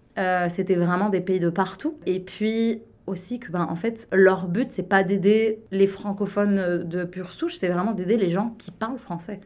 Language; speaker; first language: French; native; French